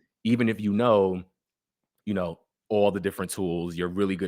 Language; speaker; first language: English; native; English